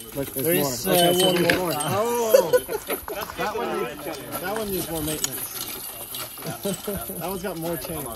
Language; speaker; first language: English; native; English